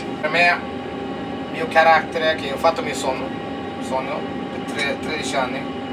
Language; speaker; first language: Italian; non-native, learner; Swedish